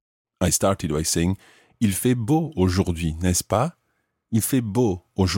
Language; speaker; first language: French; non-native, fluent; English